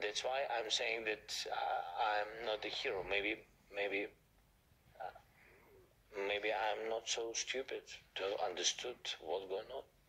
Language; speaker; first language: English; non-native, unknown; Ukrainian